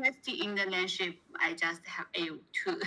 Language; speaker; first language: English; non-native, learner; Chinese